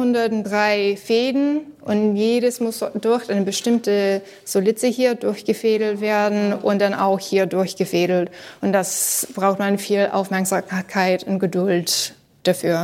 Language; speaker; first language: German; non-native, learner; English